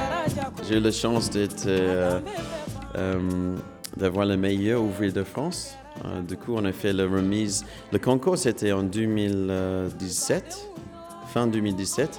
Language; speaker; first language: French; non-native, fluent; English